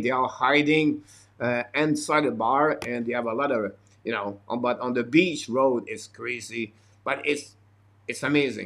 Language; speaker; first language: English; non-native, fluent; French